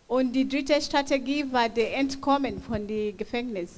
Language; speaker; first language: German; non-native, fluent; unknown